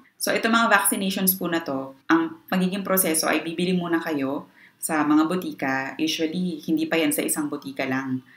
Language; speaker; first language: Filipino; native; Filipino